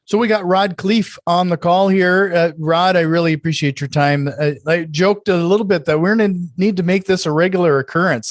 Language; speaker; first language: English; native; English